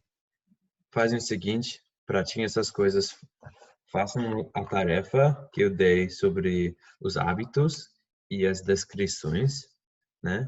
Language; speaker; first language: Portuguese; non-native, fluent; English